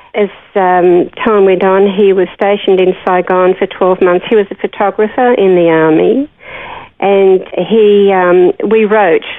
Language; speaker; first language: English; native; English